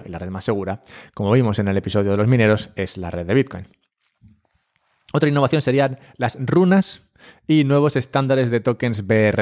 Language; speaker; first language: Spanish; native; Spanish